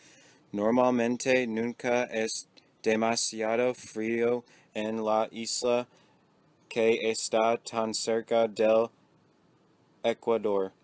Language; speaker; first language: Spanish; non-native, learner; English